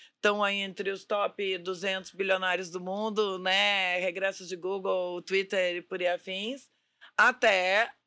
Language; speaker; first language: Portuguese; native; Portuguese